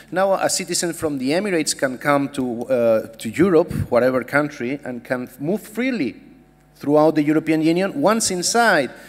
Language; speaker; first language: English; non-native, fluent; Spanish